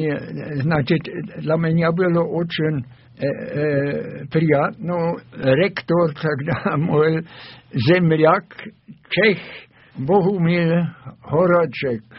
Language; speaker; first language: Russian; non-native, fluent; German